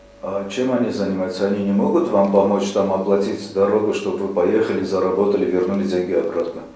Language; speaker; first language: Russian; native; Russian